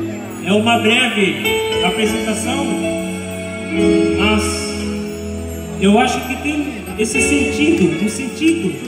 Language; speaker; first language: Portuguese; non-native, fluent; Haitian Creole